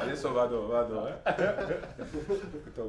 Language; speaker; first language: Italian; non-native, fluent; Spanish